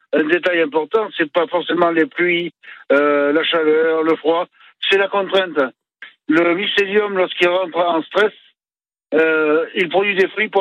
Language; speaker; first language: French; native; French